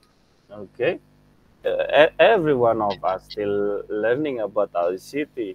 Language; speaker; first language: English; non-native, fluent; Indonesian